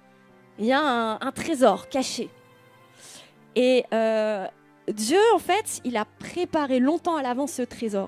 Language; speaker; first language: French; native; French